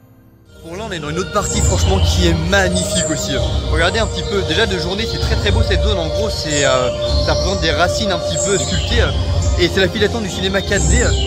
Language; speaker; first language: French; native; French